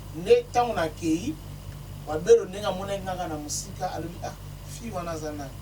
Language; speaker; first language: Lingala; native; Lingala